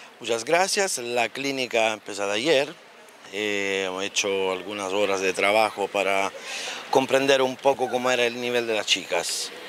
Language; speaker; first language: Spanish; non-native, learner; Italian